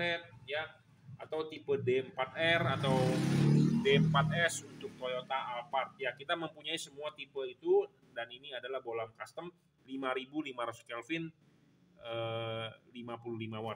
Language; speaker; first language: Indonesian; native; Indonesian